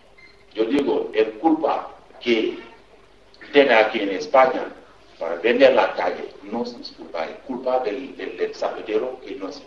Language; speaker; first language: Spanish; non-native, learner; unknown